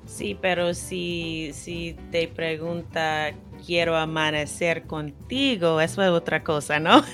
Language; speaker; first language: Spanish; non-native, fluent; English